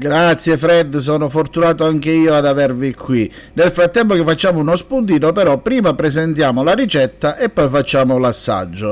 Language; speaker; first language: Italian; native; Italian